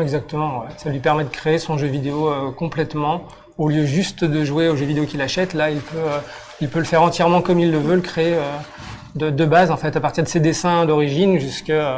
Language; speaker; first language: French; native; French